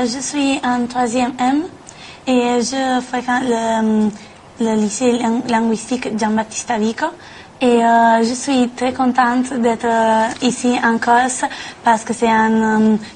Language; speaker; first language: French; non-native, learner; Italian